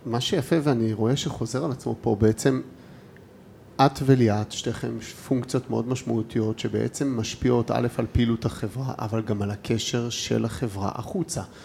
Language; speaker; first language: Hebrew; native; Hebrew